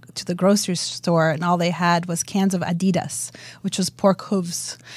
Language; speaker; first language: English; early bilingual, other home language; Romanian